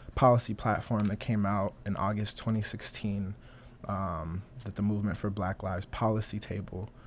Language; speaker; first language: English; native; English